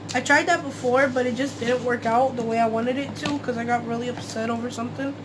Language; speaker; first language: English; early bilingual, other home language; Spanish